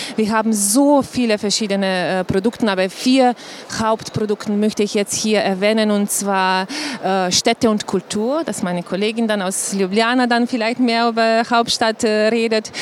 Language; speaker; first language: German; non-native, fluent; Slovenian